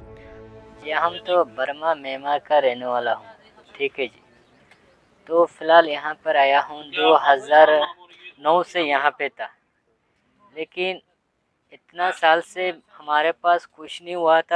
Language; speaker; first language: Hindi; non-native, learner; Rohingya